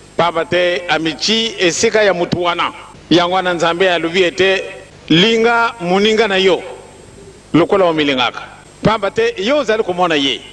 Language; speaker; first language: Lingala; non-native, local second language; Kongo